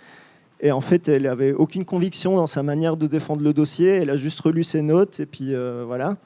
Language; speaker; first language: French; native; French